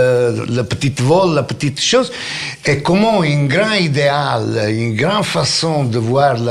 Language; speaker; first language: French; non-native, fluent; Italian